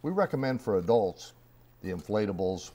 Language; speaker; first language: English; native; English